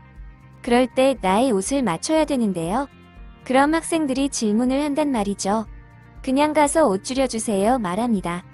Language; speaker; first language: Korean; native; Korean